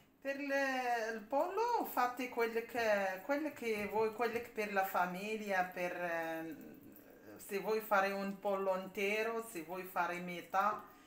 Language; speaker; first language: Italian; non-native, learner; Arabic